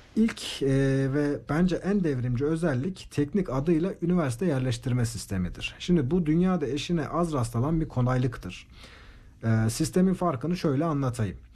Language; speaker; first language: Turkish; native; Turkish